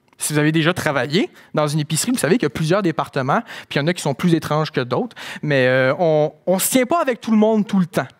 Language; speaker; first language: French; native; French